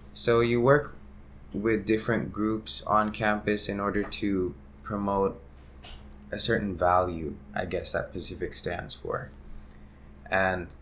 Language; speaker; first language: English; early bilingual, other home language; Hindi